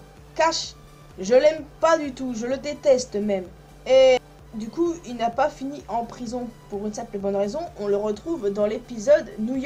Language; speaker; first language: French; native; French